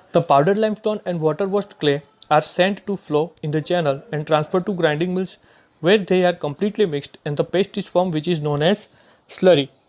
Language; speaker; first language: English; non-native, local second language; Gujarati